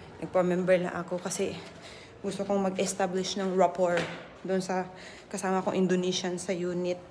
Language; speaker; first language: Filipino; native; Filipino